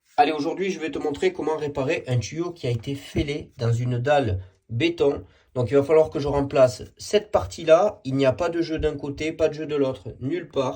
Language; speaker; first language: French; native; French